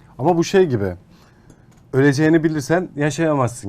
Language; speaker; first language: Turkish; native; Turkish